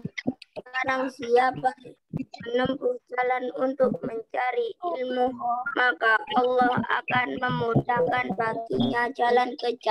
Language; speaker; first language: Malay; non-native, local second language; Javanese